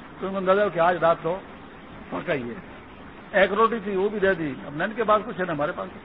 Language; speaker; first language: Urdu; non-native, local second language; Pashto